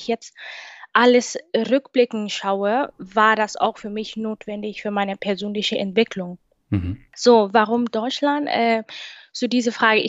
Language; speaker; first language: German; non-native, fluent; Swahili